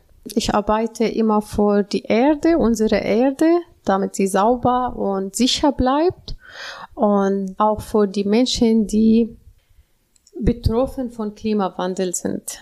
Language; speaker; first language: German; non-native, learner; Arabic